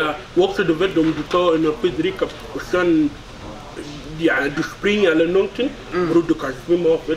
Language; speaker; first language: Swedish; non-native, learner; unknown